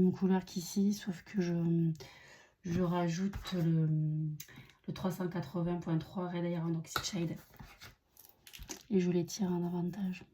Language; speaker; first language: French; native; French